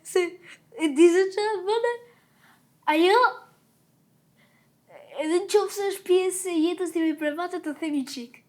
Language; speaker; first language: Albanian; early bilingual, heritage; Albanian